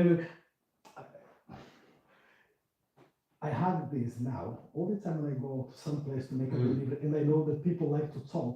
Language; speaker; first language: English; non-native, fluent; Portuguese